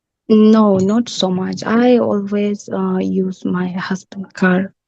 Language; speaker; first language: English; non-native, learner; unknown